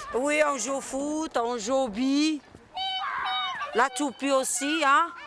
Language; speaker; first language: French; non-native, local second language; Arabic